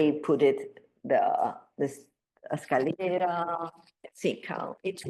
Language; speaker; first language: English; non-native, learner; Spanish